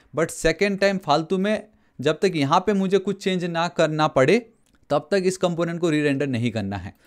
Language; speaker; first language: Hindi; non-native, local second language; Nepali